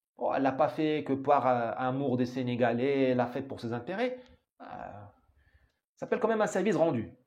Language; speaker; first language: French; non-native, local second language; Arabic